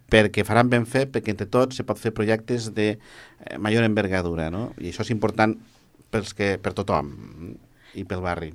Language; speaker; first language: Catalan; native; Catalan